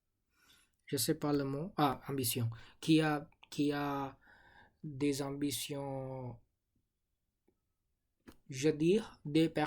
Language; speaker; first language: French; non-native, learner; English